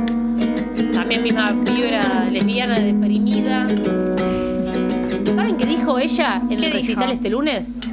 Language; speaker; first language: Spanish; native; Spanish